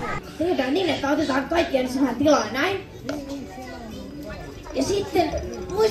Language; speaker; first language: Finnish; native; Finnish